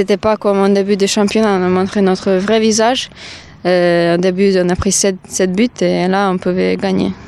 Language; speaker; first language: French; non-native, learner; Serbian